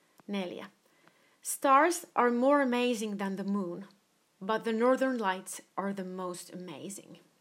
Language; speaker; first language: English; non-native, fluent; Finnish